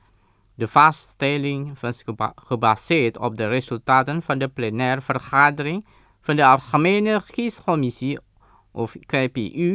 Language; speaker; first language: Dutch; non-native, fluent; Indonesian